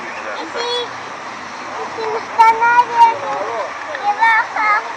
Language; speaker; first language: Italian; non-native, learner; Spanish